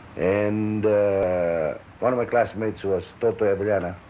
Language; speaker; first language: English; non-native, local second language; Filipino